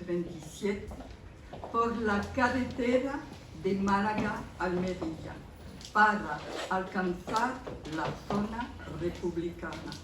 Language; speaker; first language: Spanish; early bilingual, heritage; Spanish